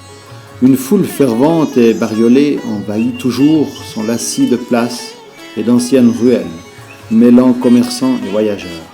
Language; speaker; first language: French; native; French